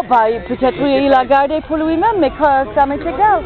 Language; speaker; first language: French; non-native, fluent; English